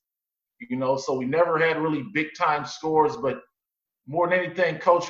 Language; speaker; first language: English; native; English